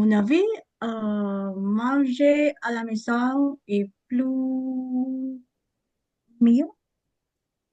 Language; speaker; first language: French; non-native, learner; Filipino